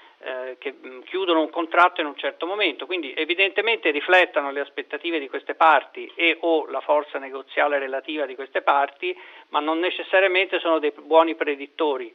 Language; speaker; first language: Italian; native; Italian